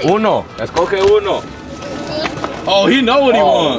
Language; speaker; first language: English; early bilingual, other home language; Spanish